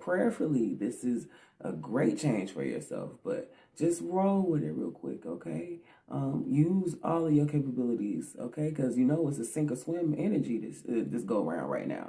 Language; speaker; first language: English; native; English